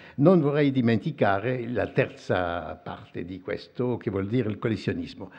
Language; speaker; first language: Italian; non-native, fluent; French